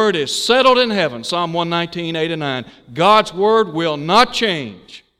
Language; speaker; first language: English; native; English